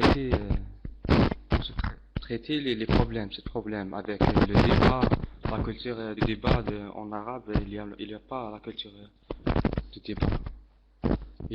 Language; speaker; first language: French; non-native, learner; Arabic